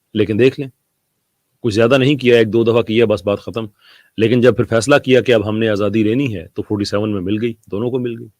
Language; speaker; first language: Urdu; non-native, local second language; Punjabi